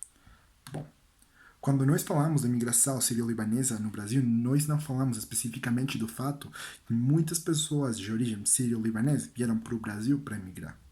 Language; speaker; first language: Portuguese; non-native, learner; Spanish